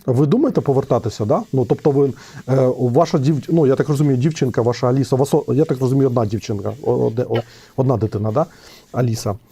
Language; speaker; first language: Ukrainian; non-native, local second language; Russian